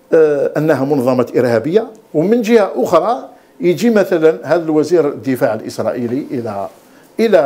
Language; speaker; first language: Arabic; native; Arabic